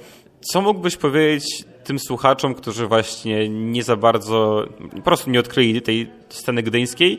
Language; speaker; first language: Polish; native; Polish